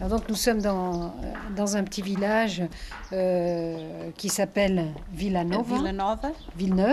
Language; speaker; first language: French; native; French